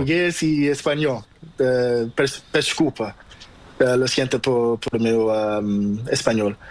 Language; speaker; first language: Spanish; non-native, learner; Portuguese